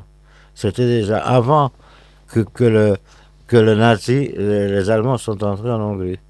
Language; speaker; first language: French; non-native, fluent; Hungarian